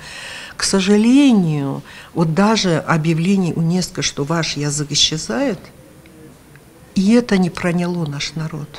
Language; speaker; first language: Russian; non-native, local second language; Karachay-Balkar